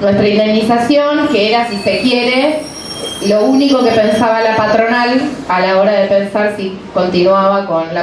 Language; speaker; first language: Spanish; native; Spanish